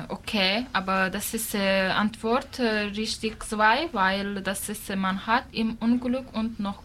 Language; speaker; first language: German; non-native, learner; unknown